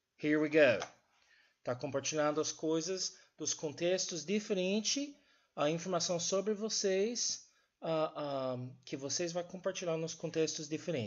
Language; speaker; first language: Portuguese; non-native, learner; English